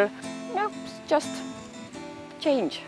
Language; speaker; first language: English; non-native, learner; Estonian